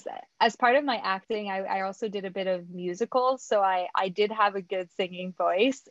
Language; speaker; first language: English; non-native, fluent; French